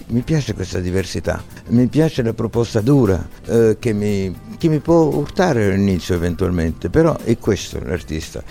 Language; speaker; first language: Italian; early bilingual, heritage; Italian